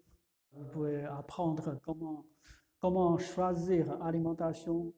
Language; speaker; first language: French; non-native, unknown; Chinese